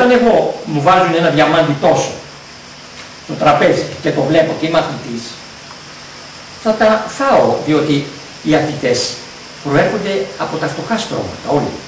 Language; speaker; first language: Greek; native; Greek